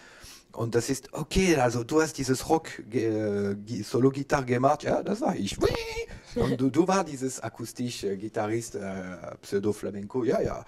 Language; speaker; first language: German; non-native, learner; French